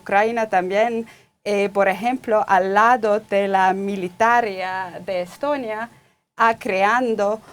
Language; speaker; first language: Spanish; non-native, fluent; Estonian